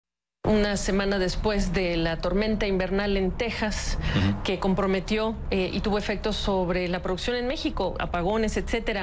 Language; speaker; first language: Spanish; native; Spanish